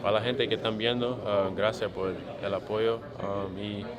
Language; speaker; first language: Spanish; early bilingual, heritage; Spanish